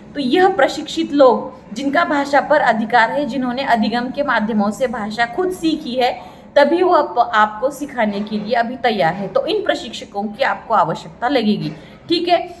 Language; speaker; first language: Hindi; non-native, local second language; Marathi